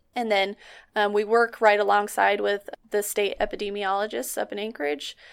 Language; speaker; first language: English; native; English